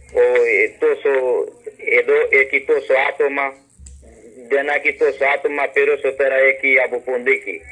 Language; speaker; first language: Greek; non-native, learner; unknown